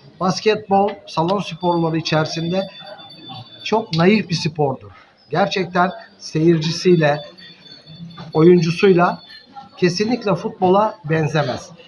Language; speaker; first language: Turkish; native; Turkish